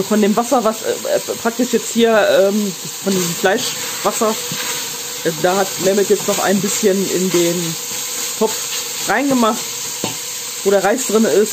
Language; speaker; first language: German; native; German